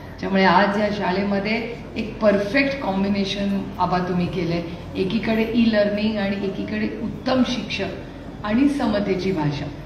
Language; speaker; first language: Marathi; native; Marathi